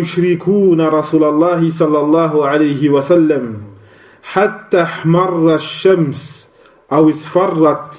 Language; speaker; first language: Arabic; non-native, fluent; French